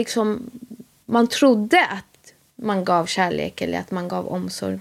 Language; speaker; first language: Swedish; native; Swedish